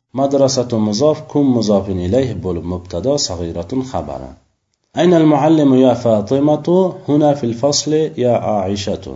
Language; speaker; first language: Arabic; non-native, fluent; Uzbek